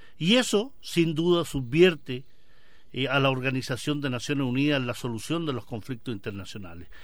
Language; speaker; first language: Spanish; native; Spanish